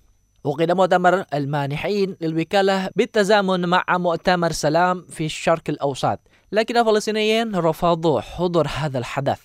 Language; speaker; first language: Arabic; non-native, fluent; Indonesian